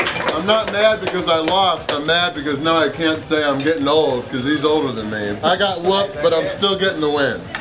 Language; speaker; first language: English; native; English